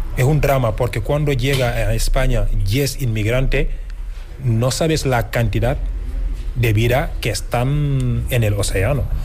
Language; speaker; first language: Spanish; non-native, fluent; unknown